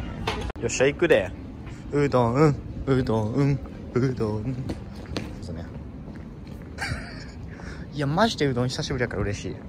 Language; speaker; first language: Japanese; native; Japanese